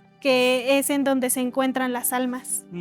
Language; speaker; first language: Spanish; native; Spanish